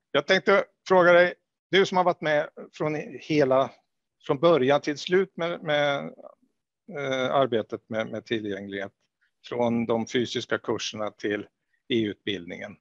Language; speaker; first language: Swedish; native; Swedish